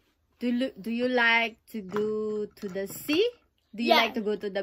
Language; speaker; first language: English; non-native, local second language; Cebuano